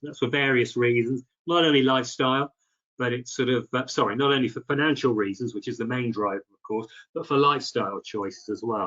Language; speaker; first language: English; native; English